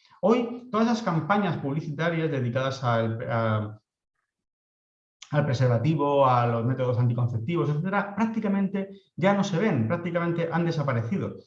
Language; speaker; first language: Spanish; native; Spanish